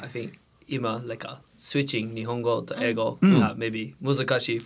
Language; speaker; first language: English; non-native, learner; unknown